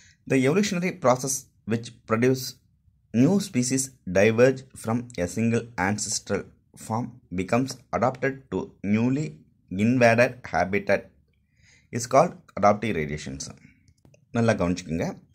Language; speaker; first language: English; non-native, local second language; Tamil